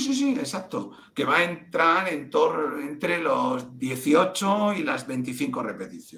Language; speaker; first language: Spanish; native; Spanish